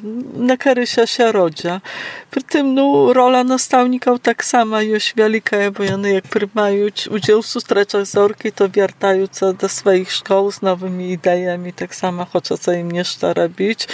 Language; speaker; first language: Polish; non-native, local second language; Belarusian